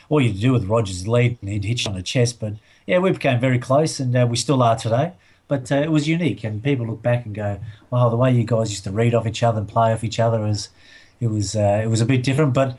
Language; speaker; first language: English; native; English